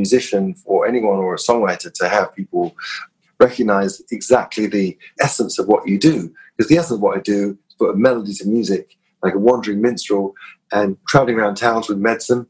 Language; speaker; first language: English; native; English